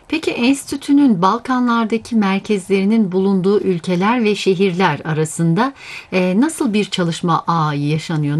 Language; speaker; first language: Turkish; native; Turkish